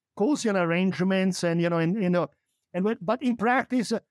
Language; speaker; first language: English; non-native, fluent; Italian